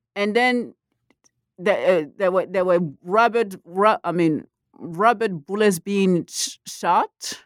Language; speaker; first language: English; non-native, fluent; Mandingo